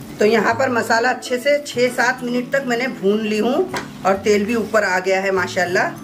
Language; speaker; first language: Hindi; non-native, local second language; Urdu